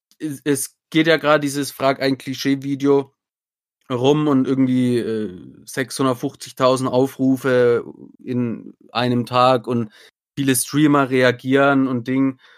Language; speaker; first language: German; native; German